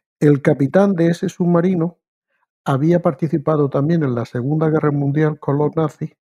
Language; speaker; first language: Spanish; native; Spanish